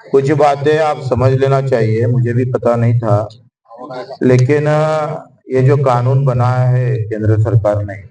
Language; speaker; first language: Hindi; non-native, local second language; Marathi